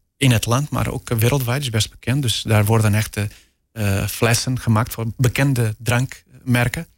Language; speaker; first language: Dutch; non-native, fluent; Portuguese